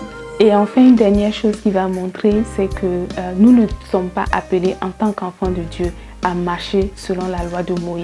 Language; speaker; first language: French; native; French